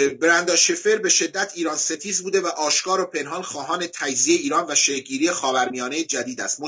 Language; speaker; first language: Persian; non-native, local second language; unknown